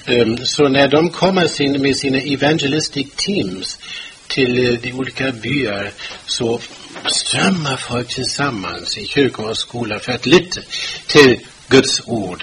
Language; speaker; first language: Swedish; non-native, fluent; German